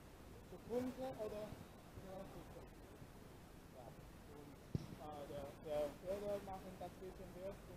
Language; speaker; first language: German; non-native, fluent; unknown